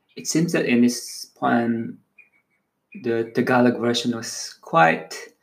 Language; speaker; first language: English; non-native, local second language; Filipino